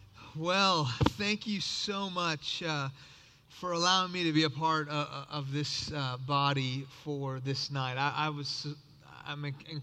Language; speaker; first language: English; early bilingual, other home language; Persian